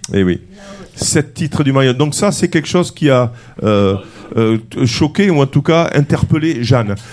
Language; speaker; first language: French; native; French